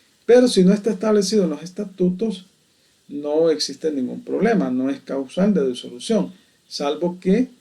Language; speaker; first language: Spanish; native; Spanish